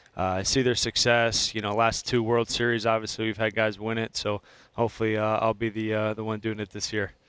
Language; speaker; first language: English; native; English